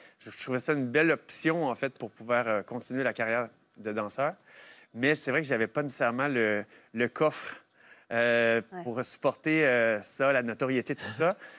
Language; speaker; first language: French; native; French